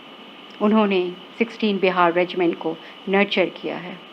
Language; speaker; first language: Hindi; native; Hindi